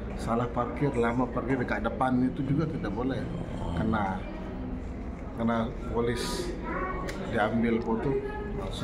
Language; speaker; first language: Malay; non-native, local second language; Sasak